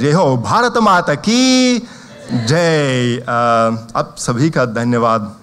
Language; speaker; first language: Hindi; non-native, fluent; Russian